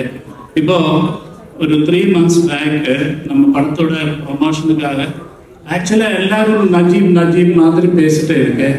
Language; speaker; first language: Tamil; non-native, learner; Malayalam